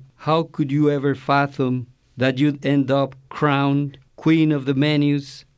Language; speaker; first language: English; non-native, fluent; Spanish